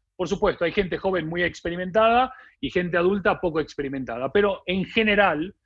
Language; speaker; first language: Spanish; native; Spanish